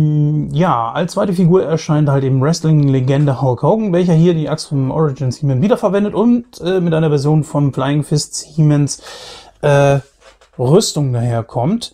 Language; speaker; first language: German; native; German